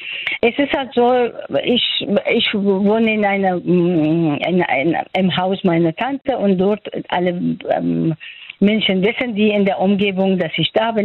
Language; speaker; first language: German; non-native, fluent; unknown